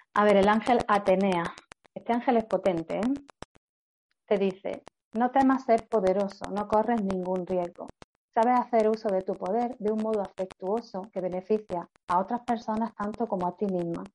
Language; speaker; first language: Spanish; native; Spanish